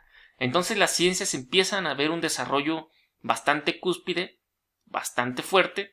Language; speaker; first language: Spanish; native; Spanish